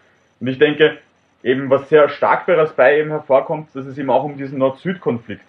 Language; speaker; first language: German; native; German